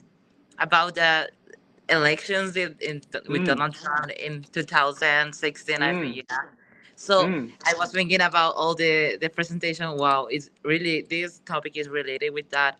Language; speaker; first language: English; non-native, fluent; Spanish